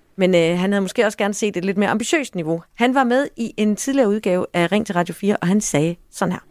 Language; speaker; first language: Danish; native; Danish